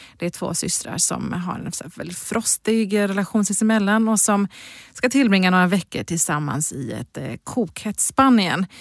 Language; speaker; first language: Swedish; native; Swedish